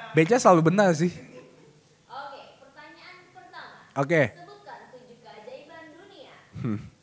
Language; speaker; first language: Indonesian; native; Indonesian